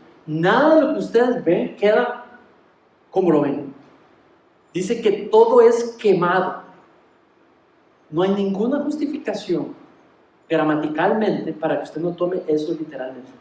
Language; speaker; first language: Spanish; native; Spanish